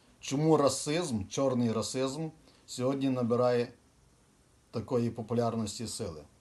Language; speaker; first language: Ukrainian; native; Ukrainian